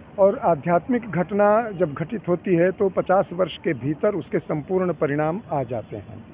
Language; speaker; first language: Hindi; native; Hindi